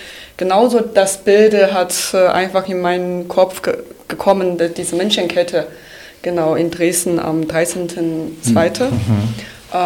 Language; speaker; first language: German; non-native, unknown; Chinese